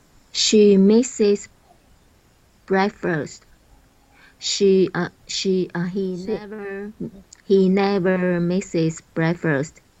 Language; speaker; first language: English; non-native, learner; Chinese